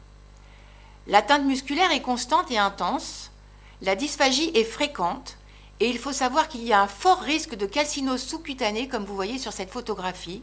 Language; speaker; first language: French; native; French